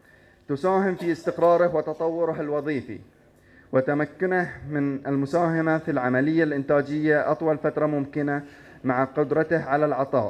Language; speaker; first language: Arabic; native; Arabic